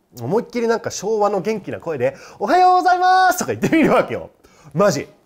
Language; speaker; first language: Japanese; non-native, fluent; English